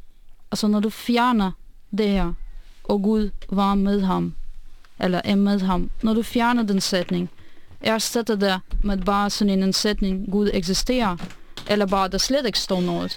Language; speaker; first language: Danish; non-native, fluent; Russian